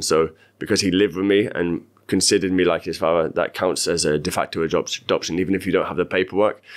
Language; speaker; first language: English; native; English